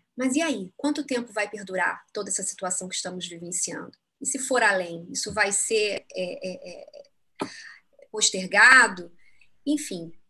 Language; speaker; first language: Portuguese; native; Portuguese